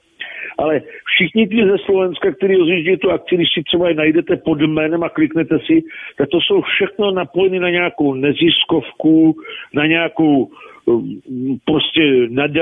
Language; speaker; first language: Czech; native; Czech